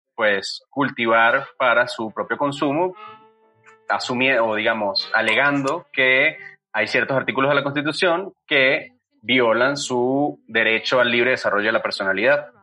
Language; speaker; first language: Spanish; native; Spanish